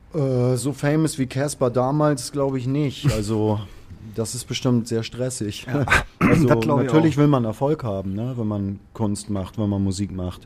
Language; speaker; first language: German; native; German